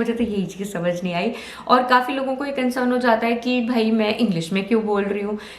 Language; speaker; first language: Hindi; native; Hindi